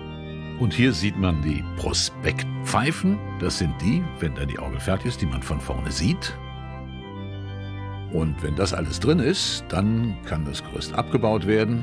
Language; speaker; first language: German; native; German